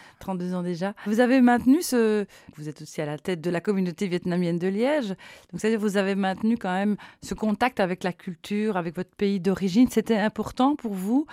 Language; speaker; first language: French; native; French